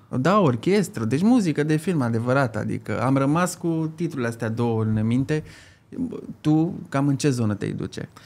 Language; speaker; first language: Romanian; native; Romanian